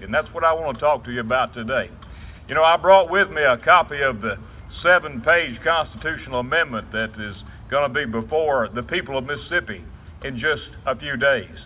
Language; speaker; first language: English; native; English